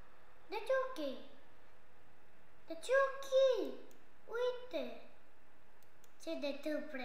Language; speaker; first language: Romanian; non-native, learner; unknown